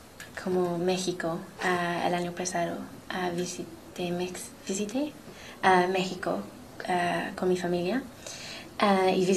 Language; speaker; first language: Spanish; non-native, learner; English